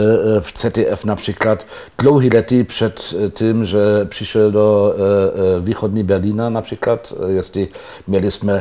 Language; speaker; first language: Czech; non-native, fluent; German